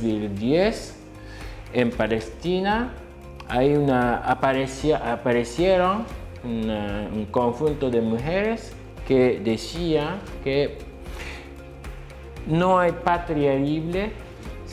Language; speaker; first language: Spanish; non-native, fluent; Japanese